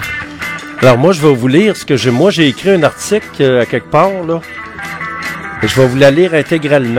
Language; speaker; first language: French; native; French